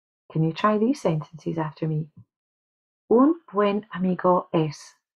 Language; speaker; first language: English; native; English